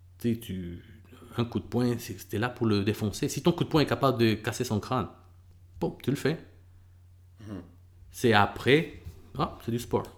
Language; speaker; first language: French; early bilingual, other home language; Spanish